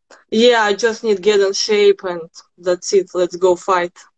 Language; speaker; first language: English; non-native, learner; Russian